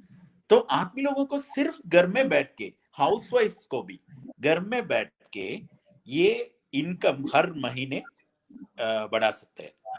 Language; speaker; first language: Hindi; non-native, fluent; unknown